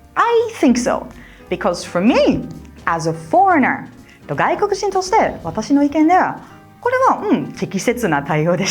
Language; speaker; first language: Japanese; non-native, fluent; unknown